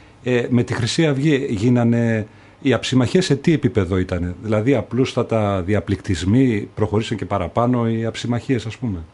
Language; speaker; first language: Greek; native; Greek